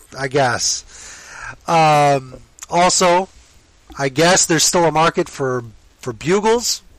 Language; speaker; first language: English; native; English